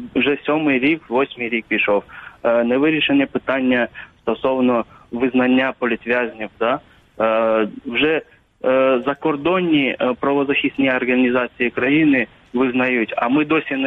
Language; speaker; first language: Ukrainian; non-native, local second language; Crimean Tatar